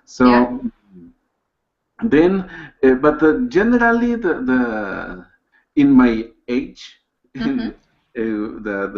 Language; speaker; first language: English; non-native, learner; Spanish